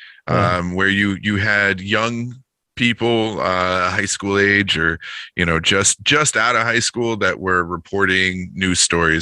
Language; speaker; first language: English; native; English